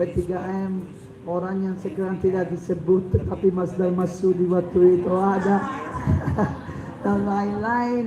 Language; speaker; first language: Indonesian; non-native, fluent; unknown